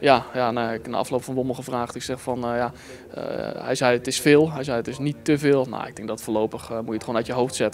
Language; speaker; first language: Dutch; native; Dutch